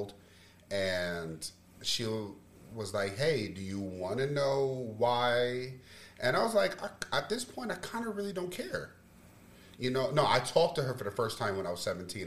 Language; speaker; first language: English; native; English